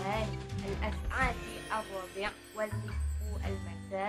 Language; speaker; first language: Arabic; non-native, learner; Malay